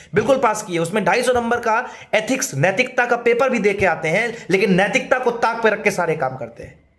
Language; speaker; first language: Hindi; native; Hindi